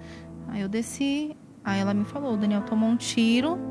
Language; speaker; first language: Portuguese; native; Portuguese